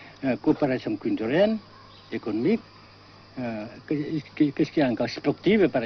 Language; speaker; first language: French; non-native, fluent; Vietnamese